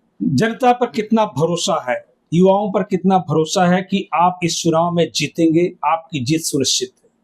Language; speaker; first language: Hindi; native; Hindi